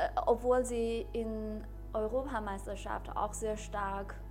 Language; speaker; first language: German; non-native, fluent; Chinese